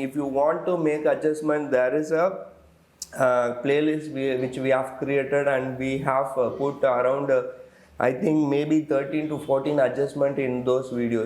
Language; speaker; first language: English; non-native, local second language; Tamil